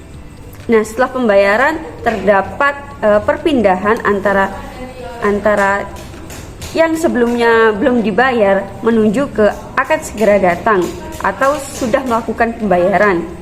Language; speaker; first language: Indonesian; native; Indonesian